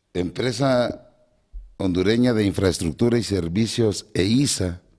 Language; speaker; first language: Spanish; native; Spanish